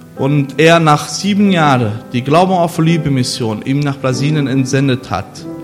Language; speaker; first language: German; non-native, fluent; Portuguese